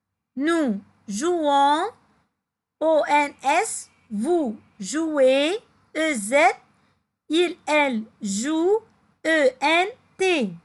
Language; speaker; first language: French; non-native, fluent; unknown